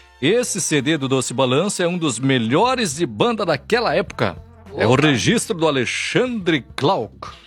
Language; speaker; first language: Portuguese; native; Portuguese